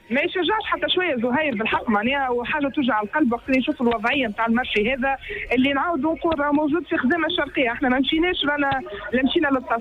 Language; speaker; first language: Arabic; native; Arabic